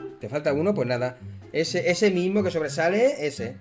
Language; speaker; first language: Spanish; native; Spanish